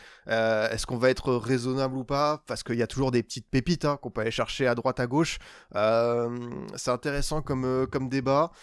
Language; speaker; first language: French; native; French